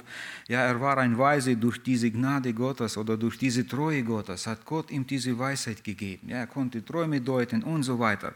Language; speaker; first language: German; non-native, fluent; Russian